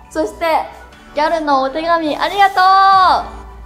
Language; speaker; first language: Japanese; native; Japanese